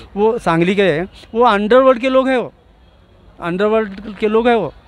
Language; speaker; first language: Hindi; non-native, local second language; Urdu